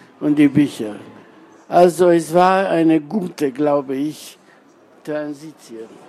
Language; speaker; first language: German; non-native, fluent; Romanian